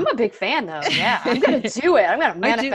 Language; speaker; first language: English; native; English